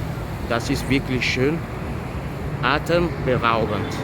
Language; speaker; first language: German; non-native, fluent; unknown